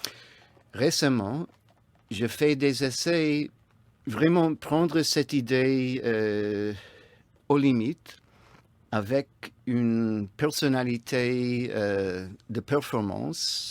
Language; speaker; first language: French; non-native, fluent; English